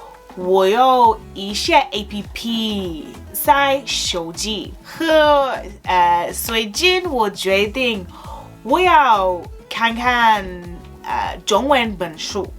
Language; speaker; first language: Chinese; non-native, learner; English